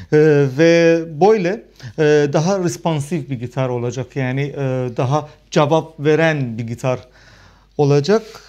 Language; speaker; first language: Turkish; non-native, fluent; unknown